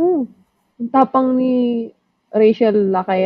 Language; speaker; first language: Filipino; native; Filipino